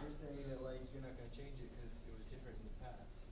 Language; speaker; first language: English; native; English